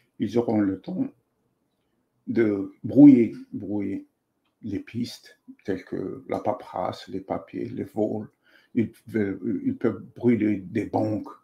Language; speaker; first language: French; non-native, local second language; Arabic